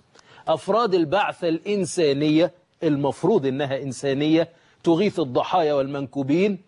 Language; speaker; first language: Arabic; native; Arabic